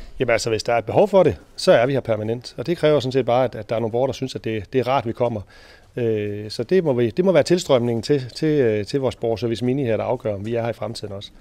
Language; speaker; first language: Danish; native; Danish